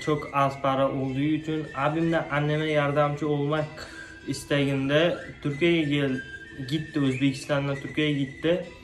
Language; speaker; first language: Turkish; non-native, learner; Uzbek